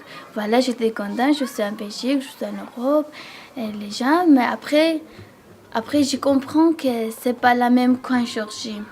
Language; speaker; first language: French; non-native, learner; Georgian